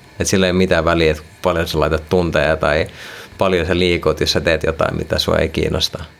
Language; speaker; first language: Finnish; non-native, local second language; Swedish